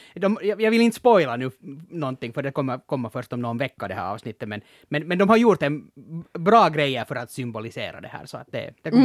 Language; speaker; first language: Swedish; native; Swedish